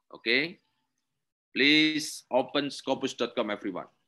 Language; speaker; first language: English; non-native, learner; Indonesian